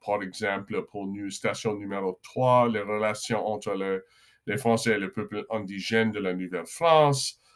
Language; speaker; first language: French; non-native, local second language; English